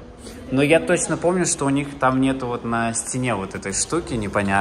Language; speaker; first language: Russian; native; Russian